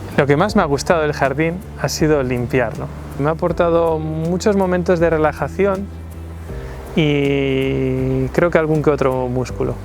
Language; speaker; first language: Spanish; native; Spanish